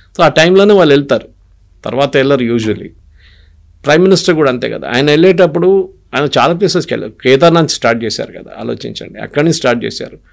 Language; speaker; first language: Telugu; non-native, local second language; Malayalam